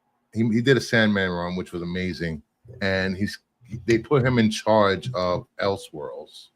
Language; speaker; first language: English; native; English